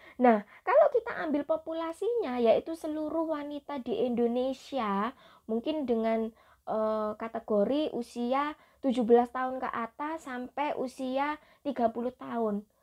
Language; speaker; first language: Indonesian; native; Indonesian